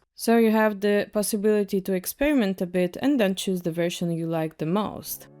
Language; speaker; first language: English; non-native, fluent; Russian